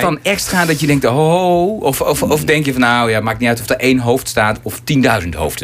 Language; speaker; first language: Dutch; native; Dutch